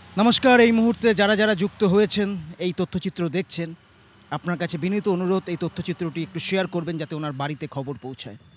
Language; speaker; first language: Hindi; non-native, local second language; Bangla